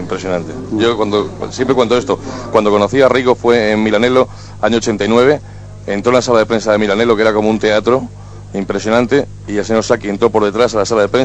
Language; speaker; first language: Spanish; native; Spanish